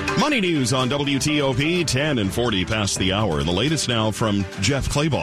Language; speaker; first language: English; native; English